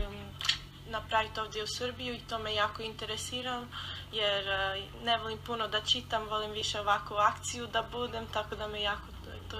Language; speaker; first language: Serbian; early bilingual, heritage; Serbian